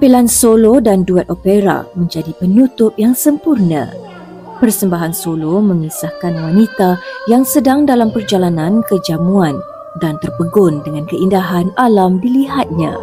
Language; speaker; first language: Malay; native; Malay